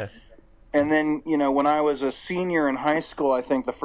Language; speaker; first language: English; native; English